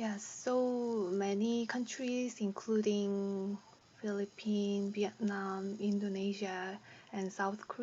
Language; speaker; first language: English; non-native, learner; Korean